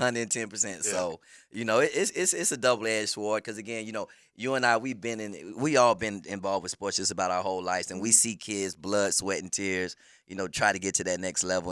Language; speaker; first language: English; native; English